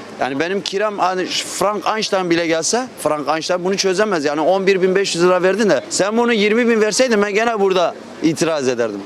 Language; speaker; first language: Turkish; non-native, local second language; Kurdish